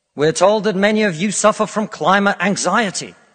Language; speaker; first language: English; non-native, fluent; Russian